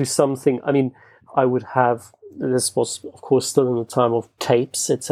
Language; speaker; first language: English; non-native, local second language; Afrikaans